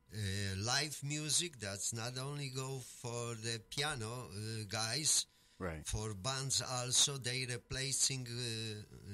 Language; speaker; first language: English; non-native, fluent; Polish